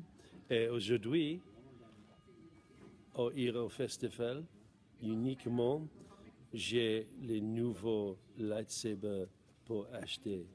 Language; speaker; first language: French; non-native, learner; English